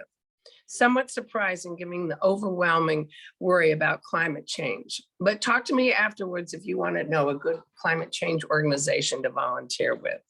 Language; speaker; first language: English; native; English